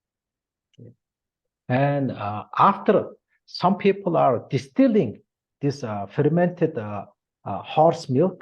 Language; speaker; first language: English; non-native, learner; Mongolian